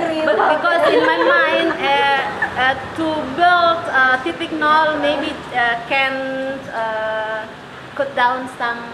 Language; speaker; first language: English; non-native, learner; Indonesian